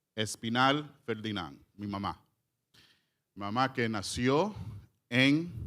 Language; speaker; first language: Spanish; early bilingual, heritage; Spanish